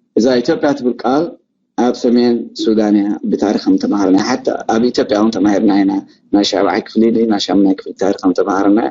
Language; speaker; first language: Tigrinya; non-native, local second language; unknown